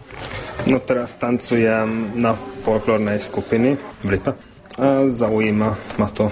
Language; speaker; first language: Slovak; non-native, local second language; Hungarian